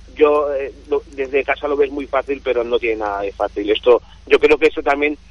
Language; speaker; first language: Spanish; native; Spanish